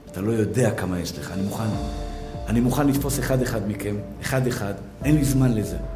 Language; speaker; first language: Hebrew; native; Hebrew